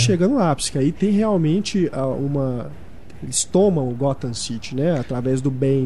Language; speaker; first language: Portuguese; native; Portuguese